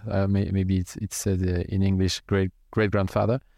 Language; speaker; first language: English; non-native, fluent; French